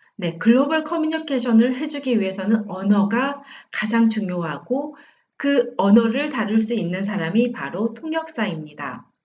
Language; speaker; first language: Korean; native; Korean